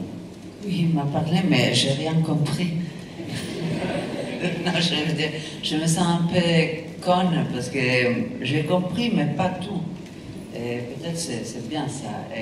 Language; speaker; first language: French; non-native, fluent; Italian